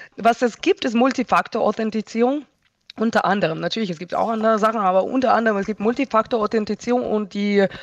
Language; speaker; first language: German; non-native, fluent; Hebrew